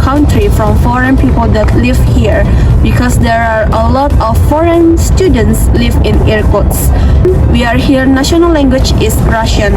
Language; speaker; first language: English; non-native, learner; Indonesian